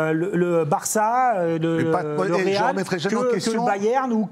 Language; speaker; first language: French; native; French